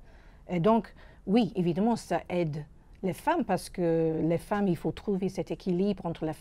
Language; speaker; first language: French; non-native, fluent; English